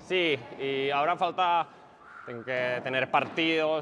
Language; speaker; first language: Spanish; non-native, learner; Finnish